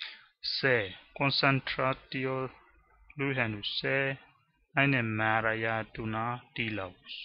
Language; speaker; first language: Finnish; non-native, learner; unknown